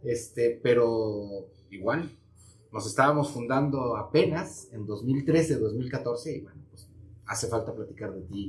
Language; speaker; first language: Spanish; native; Spanish